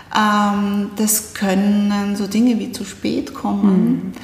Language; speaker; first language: German; native; German